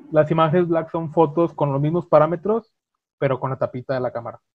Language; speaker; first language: Spanish; native; Spanish